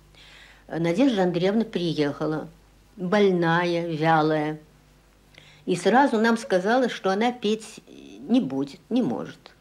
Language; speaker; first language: Russian; native; Russian